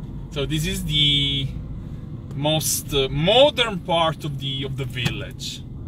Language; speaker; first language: English; non-native, fluent; Italian